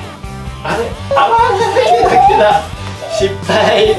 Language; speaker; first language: Japanese; native; Japanese